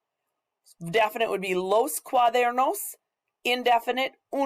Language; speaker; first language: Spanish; non-native, fluent; English